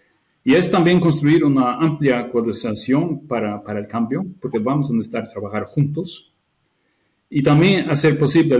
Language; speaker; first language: Spanish; non-native, fluent; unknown